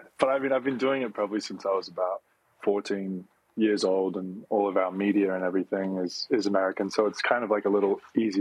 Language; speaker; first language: English; native; English